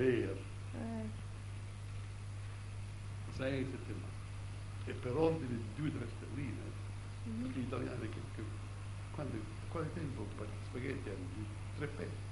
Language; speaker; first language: Italian; early bilingual, heritage; Italian